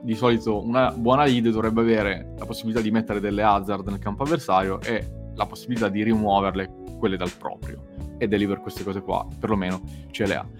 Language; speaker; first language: Italian; native; Italian